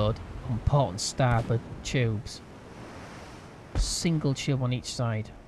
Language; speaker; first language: English; native; English